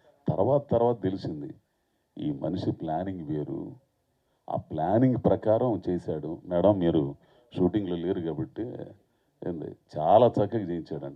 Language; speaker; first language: Telugu; native; Telugu